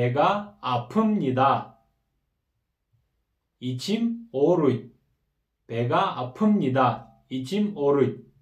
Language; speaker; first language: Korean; non-native, fluent; Kyrgyz